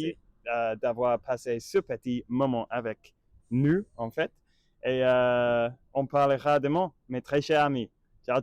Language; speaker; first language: French; non-native, learner; English